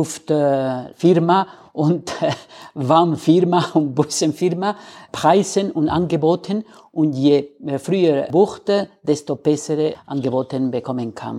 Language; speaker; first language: German; non-native, learner; Spanish